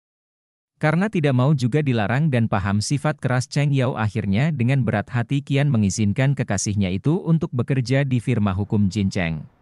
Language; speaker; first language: Indonesian; native; Indonesian